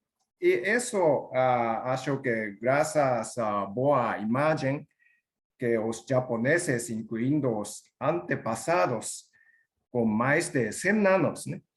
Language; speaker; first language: Portuguese; non-native, learner; Japanese